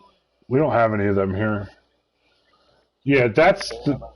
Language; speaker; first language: English; native; English